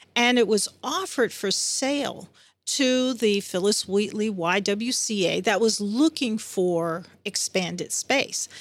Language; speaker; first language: English; native; English